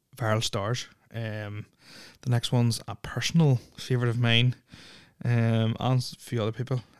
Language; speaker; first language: English; native; English